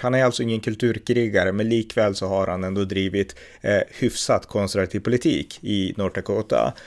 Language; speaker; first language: Swedish; native; Swedish